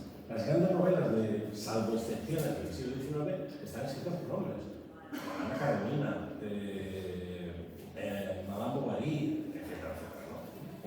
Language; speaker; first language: Spanish; native; Spanish